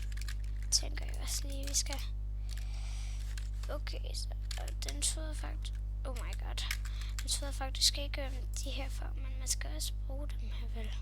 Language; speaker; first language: Danish; native; Danish